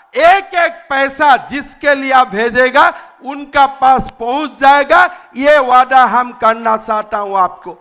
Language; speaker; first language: Hindi; non-native, local second language; Assamese